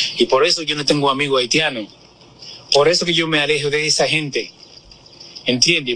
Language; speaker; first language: Spanish; non-native, fluent; Haitian Creole